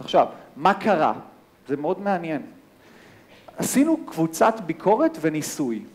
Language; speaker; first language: Hebrew; native; Hebrew